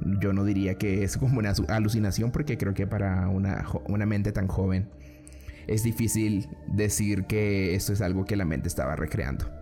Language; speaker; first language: Spanish; native; Spanish